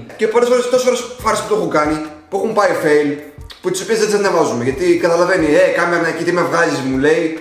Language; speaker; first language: Greek; early bilingual, other home language; Russian